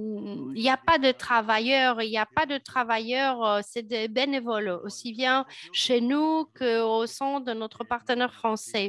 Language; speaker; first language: French; non-native, fluent; Spanish